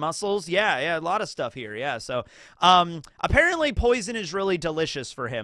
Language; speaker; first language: English; native; English